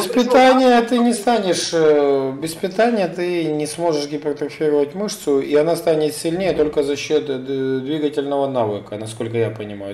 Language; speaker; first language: Russian; native; Russian